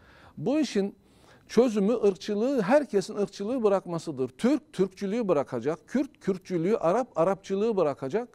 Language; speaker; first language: Turkish; native; Turkish